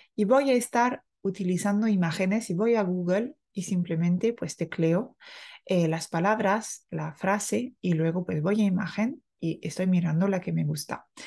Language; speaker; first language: Spanish; non-native, fluent; French